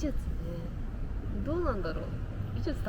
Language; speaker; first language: Japanese; native; Japanese